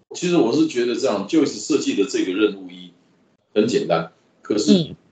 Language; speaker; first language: Chinese; native; Chinese